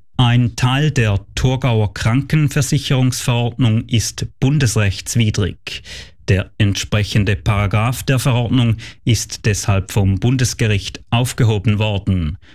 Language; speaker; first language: German; native; German